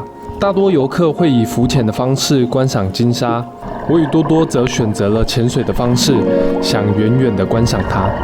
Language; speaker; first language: Chinese; native; Chinese